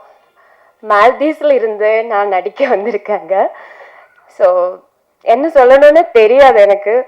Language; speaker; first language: Tamil; non-native, learner; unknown